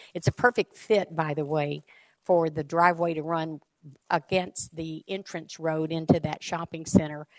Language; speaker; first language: English; native; English